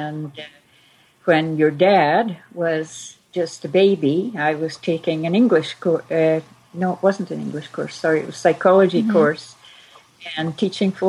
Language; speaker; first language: English; native; English